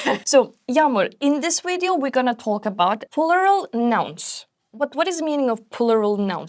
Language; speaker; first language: English; non-native, fluent; Turkish